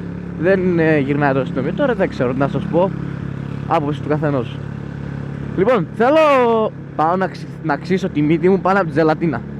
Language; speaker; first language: Greek; native; Greek